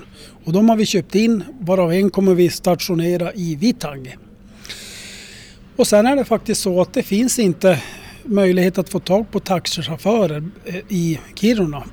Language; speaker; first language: Swedish; native; Swedish